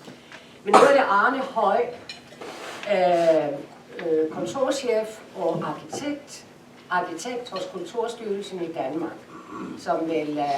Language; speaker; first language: Danish; non-native, fluent; Icelandic